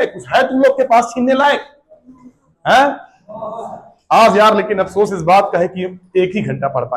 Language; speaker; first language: Hindi; native; Hindi